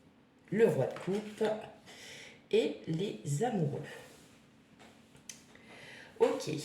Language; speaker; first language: French; native; French